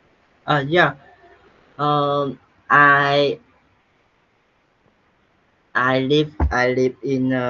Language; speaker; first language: English; non-native, learner; Vietnamese